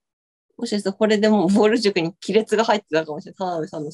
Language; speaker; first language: Japanese; native; Japanese